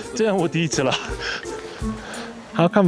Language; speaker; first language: Chinese; non-native, fluent; Korean